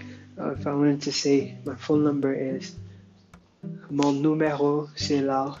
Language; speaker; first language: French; non-native, learner; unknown